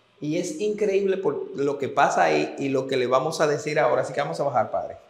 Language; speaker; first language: Spanish; native; Spanish